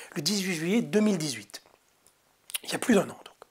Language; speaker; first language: French; native; French